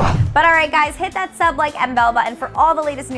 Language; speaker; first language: English; native; English